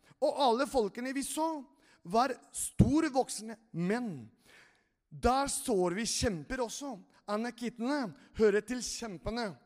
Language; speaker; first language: Norwegian; non-native, fluent; Spanish